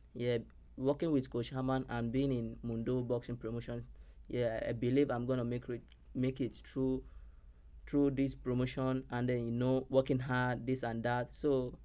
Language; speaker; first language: English; non-native, local second language; Yoruba